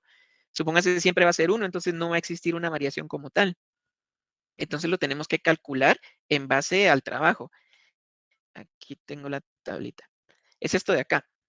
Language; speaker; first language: Spanish; native; Spanish